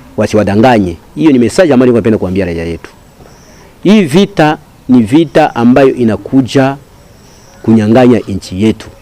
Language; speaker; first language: Swahili; native; Swahili